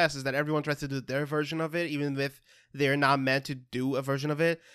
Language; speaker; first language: English; non-native, fluent; Portuguese